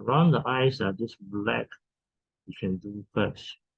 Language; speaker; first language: English; non-native, fluent; Chinese